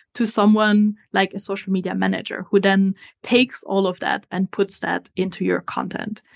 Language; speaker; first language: English; non-native, fluent; Italian